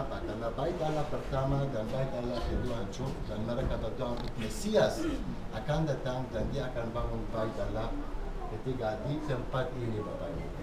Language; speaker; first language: Indonesian; non-native, fluent; Hebrew